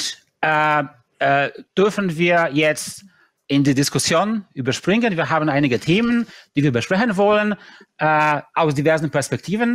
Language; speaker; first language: German; non-native, fluent; Polish